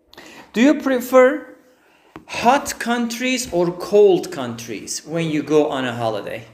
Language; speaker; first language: English; non-native, fluent; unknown